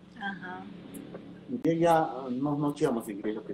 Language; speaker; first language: Portuguese; non-native, learner; Spanish